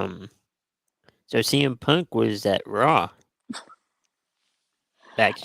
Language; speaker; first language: English; native; English